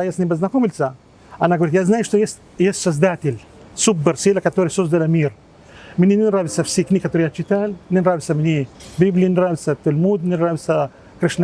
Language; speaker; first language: Russian; non-native, fluent; Arabic